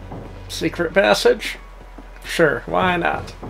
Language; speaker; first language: English; native; English